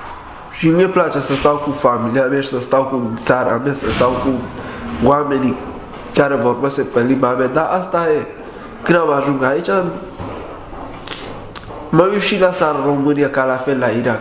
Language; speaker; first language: Romanian; non-native, learner; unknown